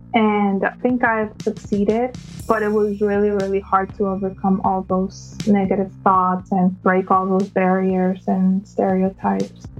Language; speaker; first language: English; early bilingual, other home language; Spanish